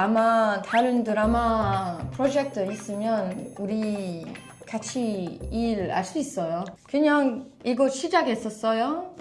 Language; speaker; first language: Korean; non-native, learner; French